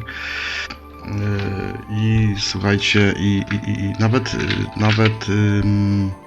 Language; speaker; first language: Polish; native; Polish